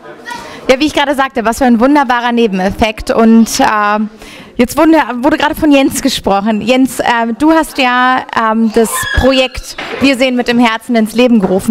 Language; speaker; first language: German; native; German